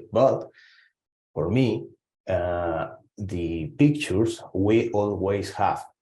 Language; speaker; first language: English; non-native, learner; Spanish